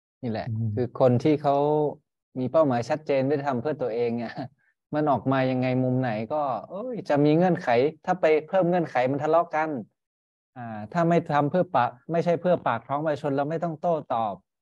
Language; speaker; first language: Thai; native; Thai